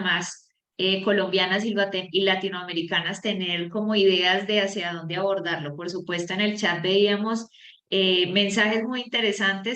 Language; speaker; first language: Spanish; native; Spanish